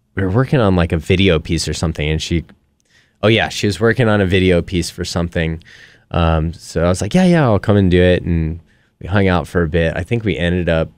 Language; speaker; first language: English; native; English